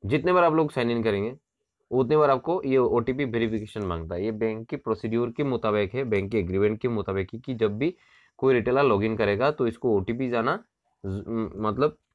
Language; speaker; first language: Hindi; non-native, local second language; Bangla